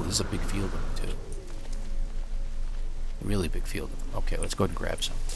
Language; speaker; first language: English; native; English